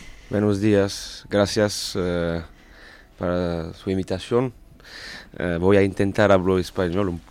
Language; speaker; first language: Spanish; non-native, learner; French